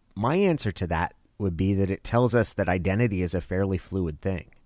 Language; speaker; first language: English; early bilingual, other home language; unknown